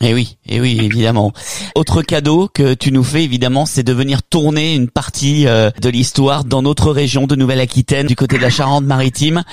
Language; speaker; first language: French; native; French